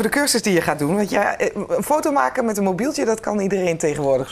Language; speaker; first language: Dutch; native; Dutch